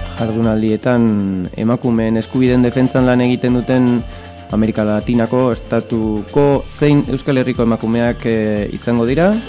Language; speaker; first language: Basque; non-native, local second language; Spanish